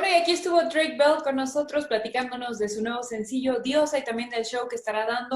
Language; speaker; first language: Spanish; native; Spanish